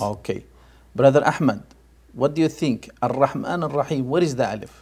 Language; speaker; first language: English; non-native, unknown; Arabic